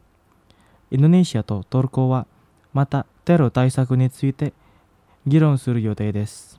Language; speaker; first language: Japanese; non-native, fluent; Indonesian